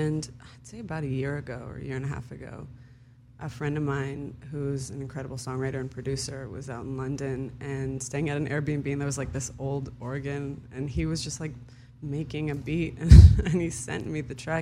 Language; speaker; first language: English; early bilingual, other home language; Hebrew